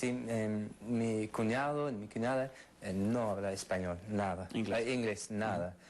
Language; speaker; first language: Spanish; non-native, learner; English